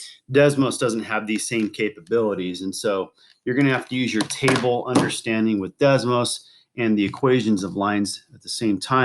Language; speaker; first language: English; native; English